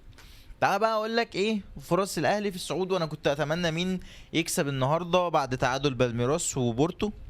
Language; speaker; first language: Arabic; native; Arabic